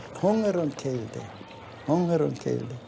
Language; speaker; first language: German; early bilingual, heritage; German